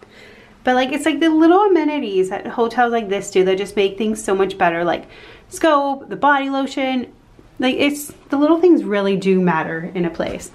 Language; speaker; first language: English; native; English